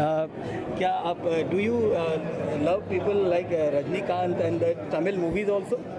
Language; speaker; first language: Hindi; native; Hindi